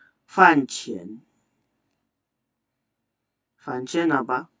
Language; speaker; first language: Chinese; non-native, fluent; Indonesian